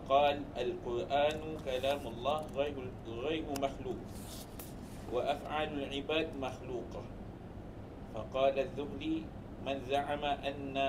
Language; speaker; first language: Arabic; non-native, learner; Malay